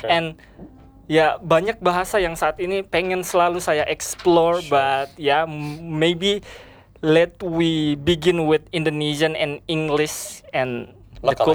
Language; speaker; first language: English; non-native, learner; Indonesian